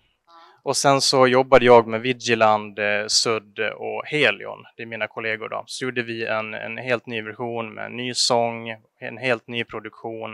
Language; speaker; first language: Swedish; native; Swedish